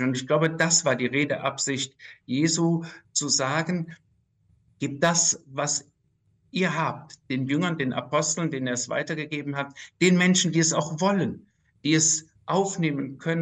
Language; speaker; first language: German; native; German